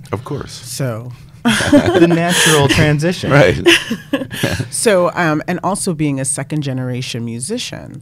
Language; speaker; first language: English; native; English